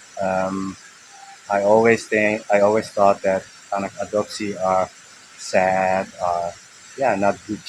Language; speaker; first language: English; early bilingual, heritage; Dutch